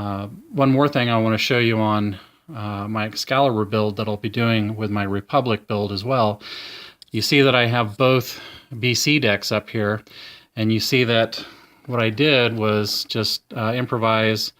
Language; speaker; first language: English; native; English